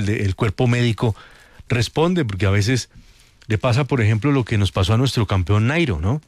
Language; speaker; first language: Spanish; native; Spanish